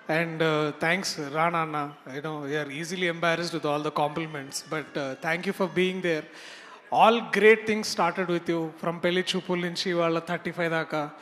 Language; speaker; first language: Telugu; native; Telugu